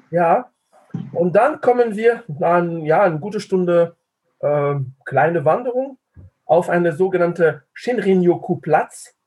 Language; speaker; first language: German; non-native, fluent; French